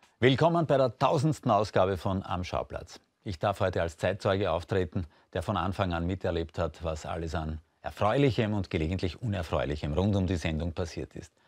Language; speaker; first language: German; native; German